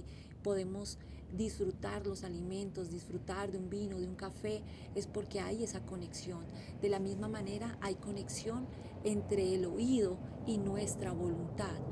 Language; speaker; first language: Spanish; native; Spanish